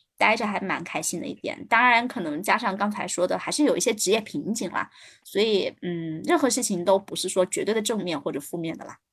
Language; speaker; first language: Chinese; native; Chinese